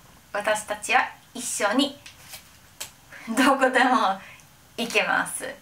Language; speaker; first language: Japanese; non-native, learner; English